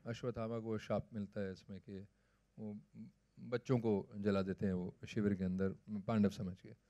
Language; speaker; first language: Hindi; native; Hindi